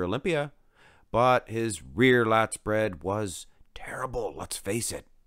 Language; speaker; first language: English; native; English